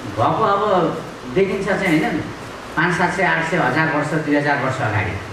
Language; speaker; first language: Nepali; non-native, local second language; Limbu